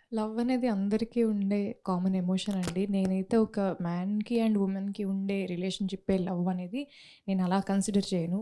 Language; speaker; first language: Telugu; native; Telugu